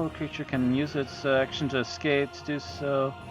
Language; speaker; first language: English; native; English